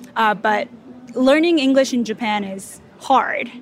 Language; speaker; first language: English; non-native, fluent; Japanese